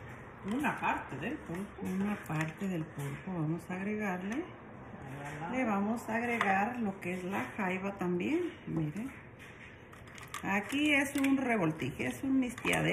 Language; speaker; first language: Spanish; native; Spanish